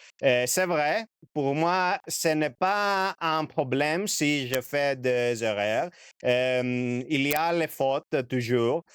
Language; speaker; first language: French; non-native, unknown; Greek